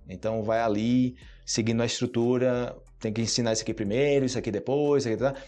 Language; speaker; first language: Portuguese; native; Portuguese